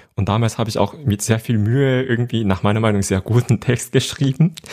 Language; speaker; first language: German; non-native, fluent; Korean